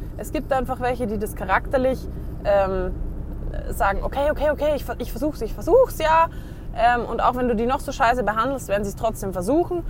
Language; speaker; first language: German; native; German